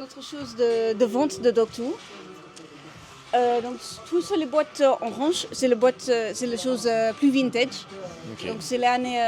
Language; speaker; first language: French; non-native, learner; English